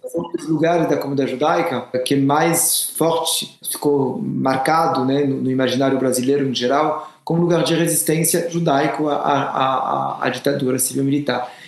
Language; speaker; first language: Portuguese; non-native, fluent; French